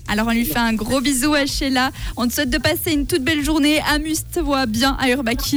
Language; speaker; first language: French; native; French